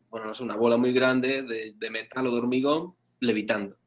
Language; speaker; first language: Spanish; native; Spanish